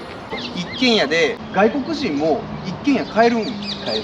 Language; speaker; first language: Japanese; native; Japanese